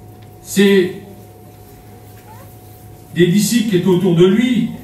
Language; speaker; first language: French; native; French